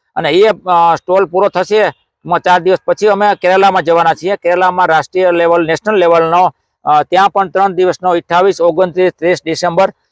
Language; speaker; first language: Gujarati; native; Gujarati